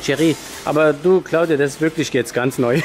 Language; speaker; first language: German; native; German